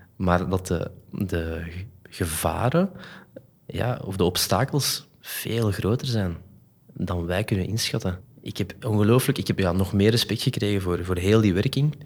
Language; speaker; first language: Dutch; native; Dutch